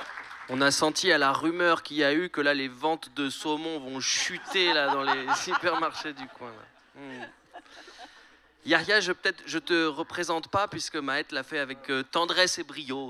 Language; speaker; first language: French; native; French